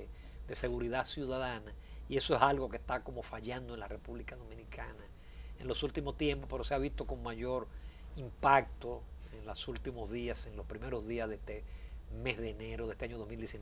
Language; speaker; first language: Spanish; native; Spanish